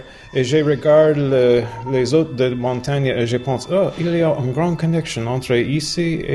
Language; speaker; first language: French; non-native, learner; English